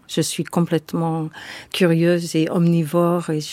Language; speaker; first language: French; non-native, fluent; English